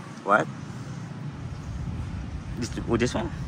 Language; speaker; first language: English; non-native, local second language; Filipino